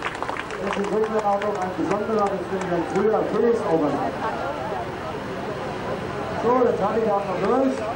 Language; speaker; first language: German; native; German